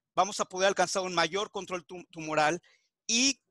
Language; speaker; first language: Spanish; native; Spanish